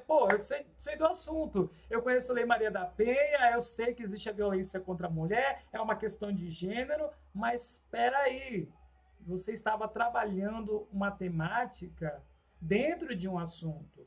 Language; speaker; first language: Portuguese; native; Portuguese